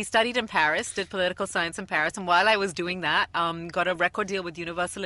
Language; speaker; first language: English; native; English